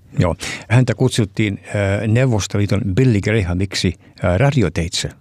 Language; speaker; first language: Finnish; early bilingual, heritage; Finnish